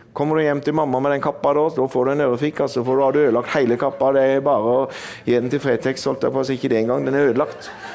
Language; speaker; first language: Norwegian; native; Norwegian